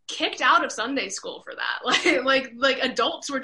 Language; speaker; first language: English; native; English